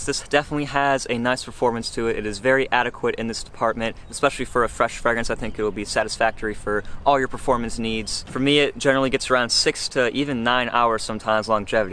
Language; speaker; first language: English; native; English